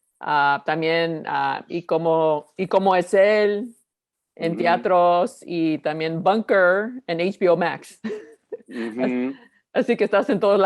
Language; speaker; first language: Spanish; early bilingual, heritage; Spanish